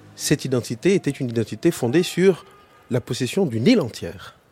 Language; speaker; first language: French; native; French